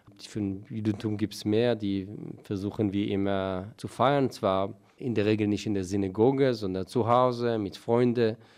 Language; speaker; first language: German; non-native, fluent; Hebrew